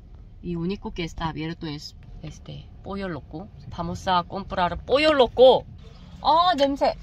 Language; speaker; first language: Spanish; non-native, fluent; Korean